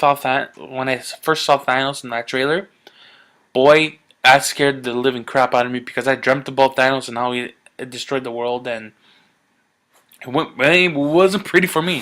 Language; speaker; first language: English; native; English